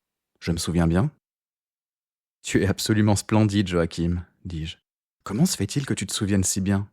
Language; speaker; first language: French; native; French